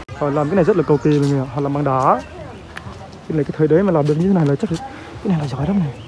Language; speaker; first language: Vietnamese; non-native, local second language; Jarai